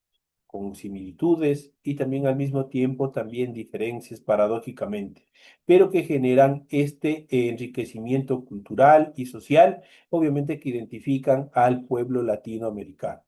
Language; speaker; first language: Spanish; native; Spanish